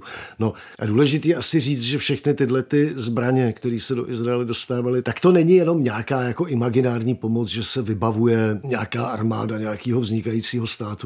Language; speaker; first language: Czech; native; Czech